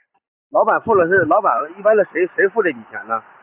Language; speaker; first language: Chinese; native; Chinese